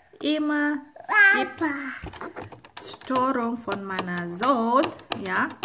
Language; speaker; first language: German; non-native, learner; Indonesian